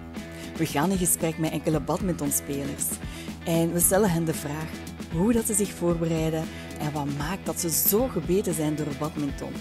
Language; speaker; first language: Dutch; native; Dutch